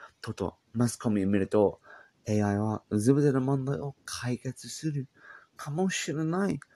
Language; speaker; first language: Japanese; non-native, learner; English